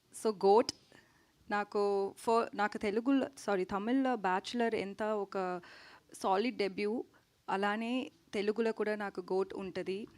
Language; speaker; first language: Telugu; non-native, learner; Tamil